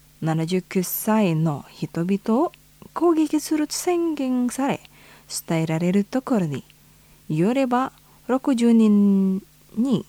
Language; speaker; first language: Japanese; non-native, fluent; Indonesian